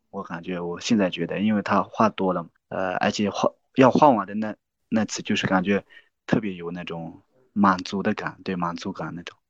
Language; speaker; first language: Chinese; non-native, local second language; Tibetan